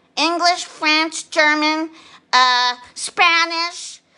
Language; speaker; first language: English; native; English